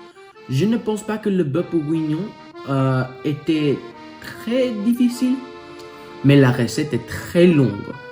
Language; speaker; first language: French; non-native, learner; English